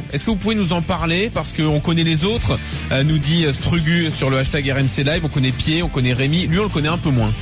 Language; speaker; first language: French; native; French